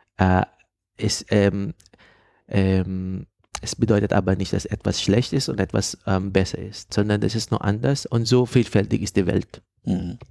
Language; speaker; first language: German; non-native, fluent; Filipino